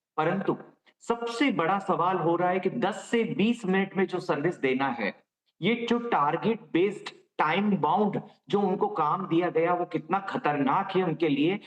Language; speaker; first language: Hindi; native; Hindi